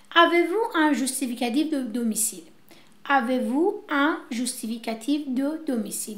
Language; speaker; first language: French; non-native, fluent; Persian